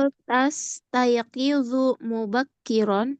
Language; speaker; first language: Arabic; non-native, learner; Indonesian